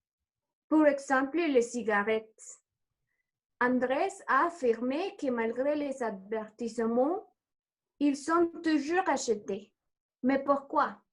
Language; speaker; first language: French; non-native, learner; Spanish